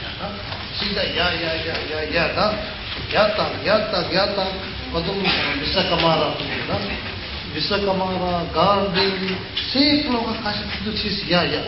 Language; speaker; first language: Russian; non-native, learner; Tibetan